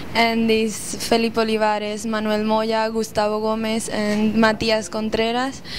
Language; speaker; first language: English; non-native, fluent; Spanish